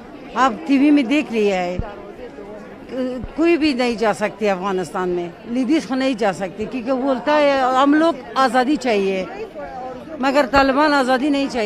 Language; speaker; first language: Hindi; non-native, learner; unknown